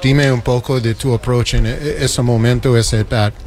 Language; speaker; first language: Spanish; non-native, fluent; English